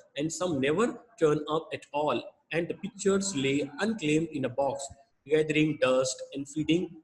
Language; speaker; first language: English; non-native, local second language; Hindi